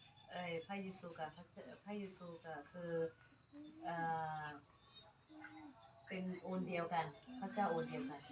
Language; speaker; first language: Thai; non-native, local second language; Hmong